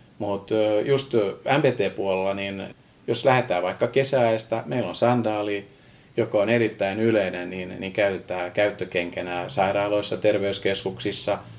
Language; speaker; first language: Finnish; non-native, fluent; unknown